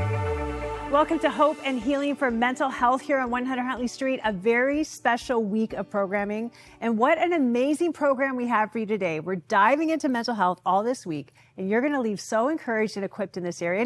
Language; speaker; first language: English; native; English